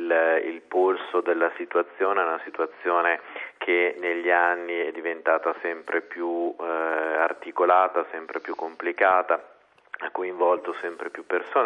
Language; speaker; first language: Italian; native; Italian